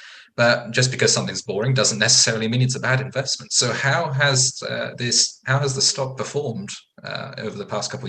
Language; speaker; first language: English; native; English